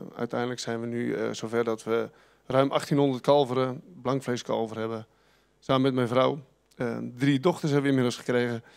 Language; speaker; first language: Dutch; native; Dutch